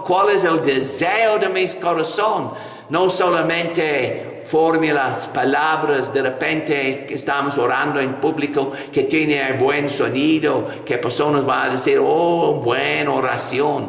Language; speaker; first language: Spanish; non-native, fluent; English